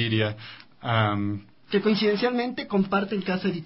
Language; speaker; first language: Spanish; native; Spanish